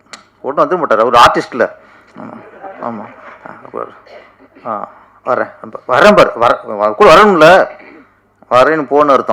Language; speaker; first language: Tamil; native; Tamil